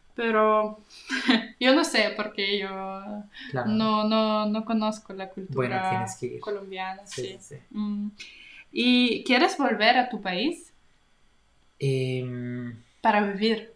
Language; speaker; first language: Spanish; non-native, learner; Kazakh